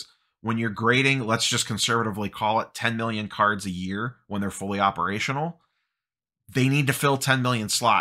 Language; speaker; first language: English; native; English